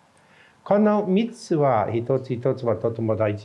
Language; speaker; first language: Japanese; non-native, fluent; English